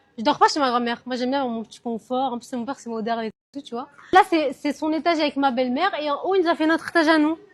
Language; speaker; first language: French; early bilingual, other home language; Arabic